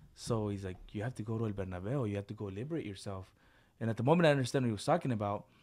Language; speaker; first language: English; early bilingual, other home language; Spanish